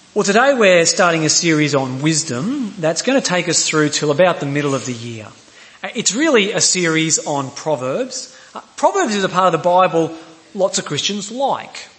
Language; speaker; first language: English; native; English